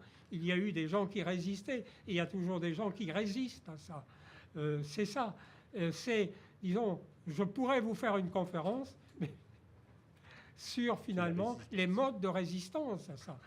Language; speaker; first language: French; native; French